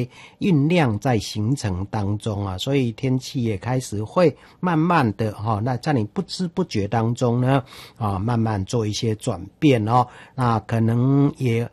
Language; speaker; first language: Chinese; native; Chinese